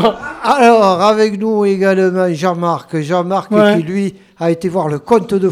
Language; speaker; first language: French; native; French